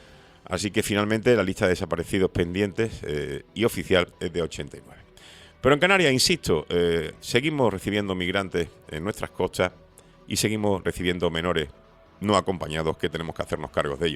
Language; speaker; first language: Spanish; native; Spanish